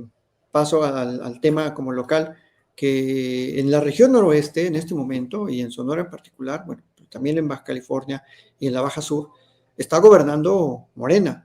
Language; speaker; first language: Spanish; native; Spanish